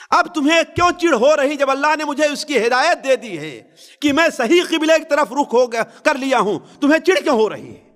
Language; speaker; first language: Urdu; native; Urdu